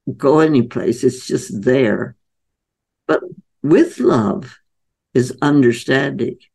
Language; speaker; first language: English; native; English